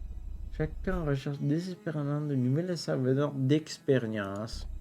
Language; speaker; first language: French; non-native, local second language; English